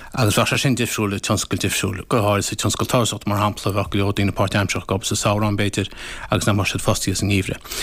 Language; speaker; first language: Irish; native; Irish